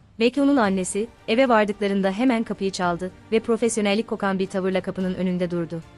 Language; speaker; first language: Turkish; native; Turkish